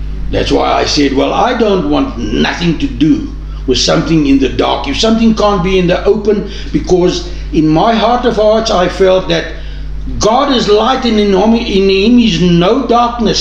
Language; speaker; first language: English; non-native, local second language; Afrikaans